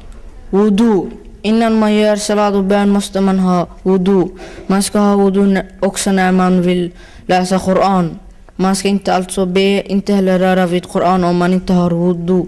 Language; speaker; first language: Swedish; early bilingual, other home language; Somali